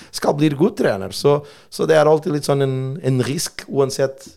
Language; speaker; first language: Norwegian; non-native, fluent; Portuguese